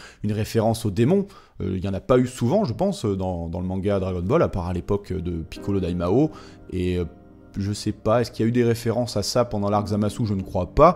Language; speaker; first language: French; native; French